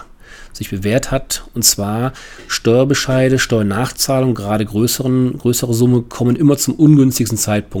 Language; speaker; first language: German; native; German